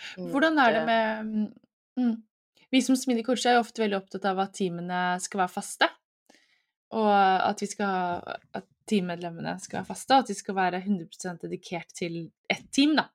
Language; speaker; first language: Norwegian; native; Norwegian